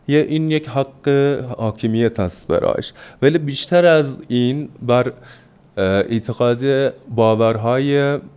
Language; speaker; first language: Persian; non-native, fluent; Turkish